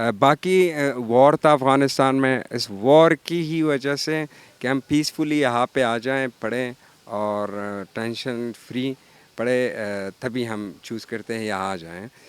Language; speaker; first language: Hindi; non-native, fluent; Pashto